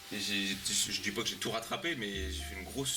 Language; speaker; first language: French; native; French